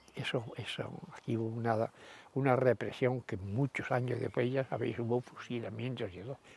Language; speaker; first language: Spanish; native; Spanish